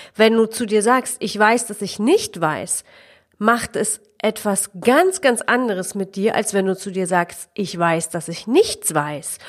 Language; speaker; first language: German; early bilingual, other home language; Polish